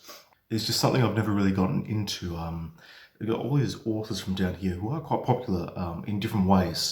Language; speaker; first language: English; native; English